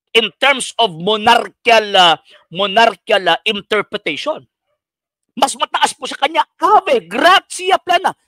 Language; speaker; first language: Filipino; non-native, local second language; Cebuano